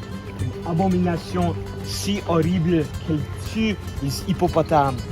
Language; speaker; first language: French; non-native, learner; English